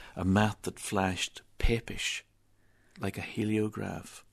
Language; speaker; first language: English; native; English